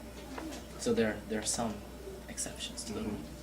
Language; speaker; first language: English; native; English